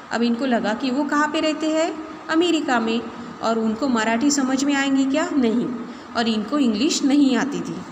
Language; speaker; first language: Hindi; non-native, local second language; Marathi